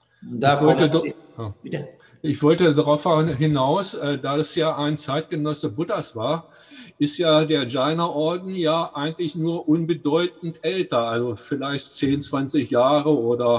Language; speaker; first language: German; native; German